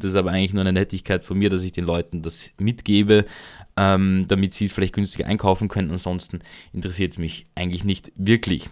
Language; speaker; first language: German; native; German